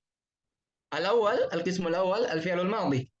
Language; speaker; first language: Arabic; non-native, fluent; Indonesian